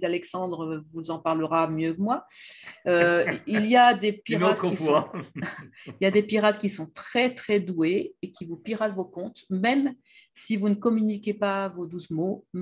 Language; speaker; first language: French; native; French